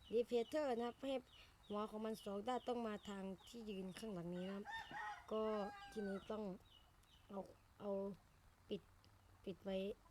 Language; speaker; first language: Thai; native; Thai